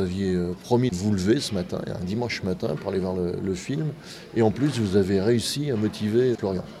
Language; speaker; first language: French; native; French